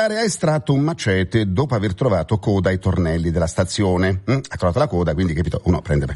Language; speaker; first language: Italian; native; Italian